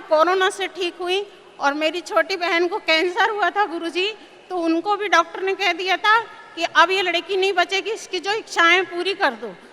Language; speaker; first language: Hindi; native; Hindi